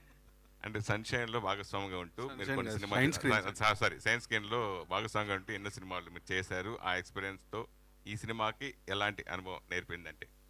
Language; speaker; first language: Telugu; native; Telugu